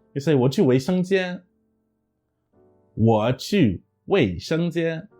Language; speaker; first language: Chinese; non-native, fluent; English